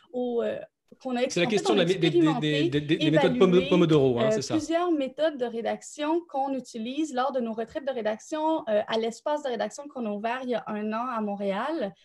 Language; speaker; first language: French; native; French